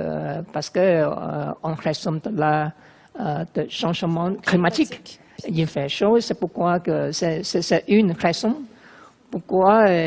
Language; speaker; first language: French; non-native, learner; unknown